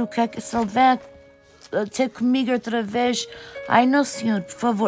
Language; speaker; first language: Portuguese; early bilingual, heritage; Portuguese